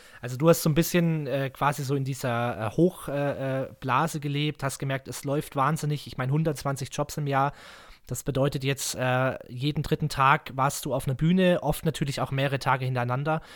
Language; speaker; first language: German; native; German